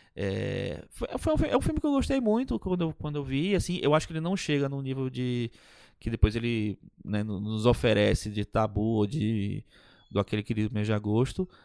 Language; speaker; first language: Portuguese; native; Portuguese